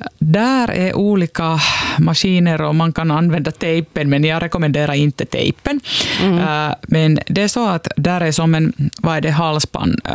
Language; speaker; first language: Swedish; non-native, local second language; Finnish